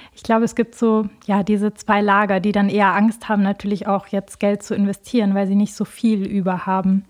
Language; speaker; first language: German; early bilingual, other home language; Albanian